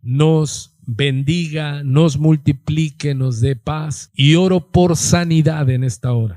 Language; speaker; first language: Spanish; native; Spanish